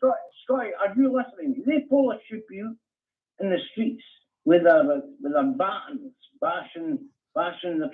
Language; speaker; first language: English; native; English